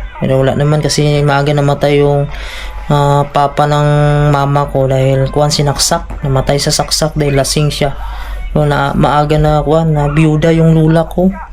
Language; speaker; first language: Filipino; non-native, local second language; Cebuano